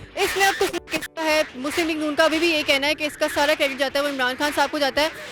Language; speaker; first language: Urdu; native; Urdu